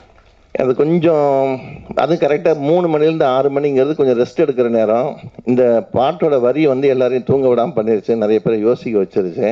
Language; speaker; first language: Tamil; native; Tamil